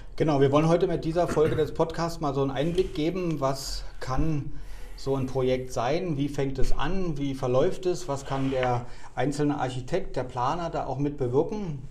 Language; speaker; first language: German; native; German